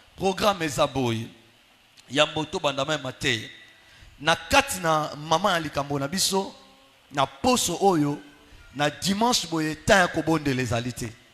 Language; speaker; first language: Lingala; native; Lingala